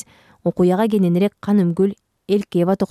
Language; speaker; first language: Kyrgyz; native; Kyrgyz